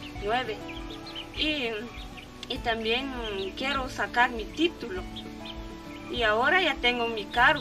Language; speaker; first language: Spanish; non-native, local second language; Kʼicheʼ